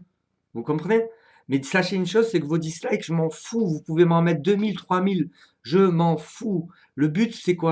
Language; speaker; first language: French; native; French